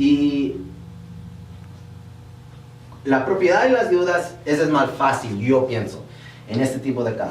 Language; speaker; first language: Spanish; early bilingual, heritage; Spanish